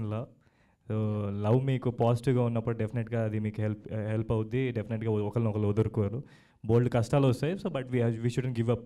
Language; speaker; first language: Telugu; native; Telugu